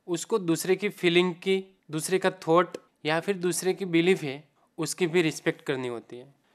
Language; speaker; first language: Hindi; non-native, local second language; Gujarati